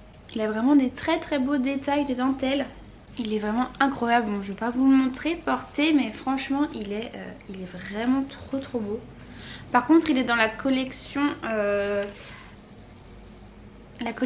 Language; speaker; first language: French; native; French